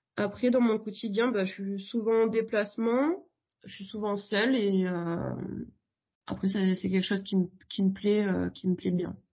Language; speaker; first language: French; native; French